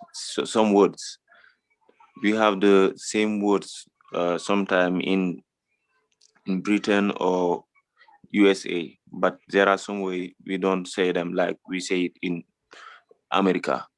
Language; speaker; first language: English; non-native, fluent; French